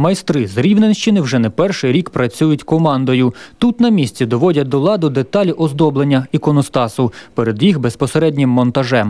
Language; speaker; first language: Ukrainian; native; Ukrainian